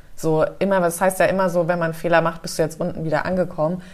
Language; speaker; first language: German; early bilingual, heritage; German